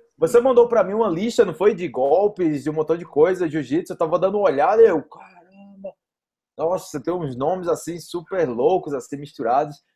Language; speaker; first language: Portuguese; native; Portuguese